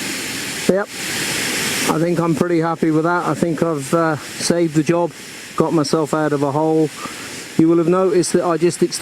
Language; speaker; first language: English; native; English